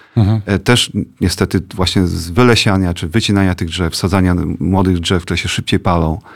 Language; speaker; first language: Polish; native; Polish